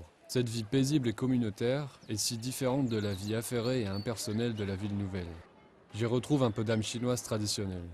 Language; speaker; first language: French; native; French